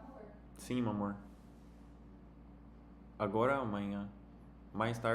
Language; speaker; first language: Portuguese; non-native, learner; English